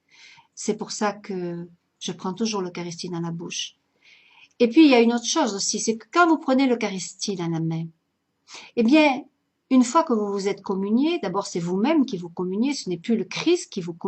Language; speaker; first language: French; native; French